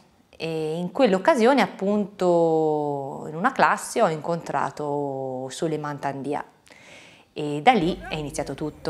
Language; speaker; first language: Italian; native; Italian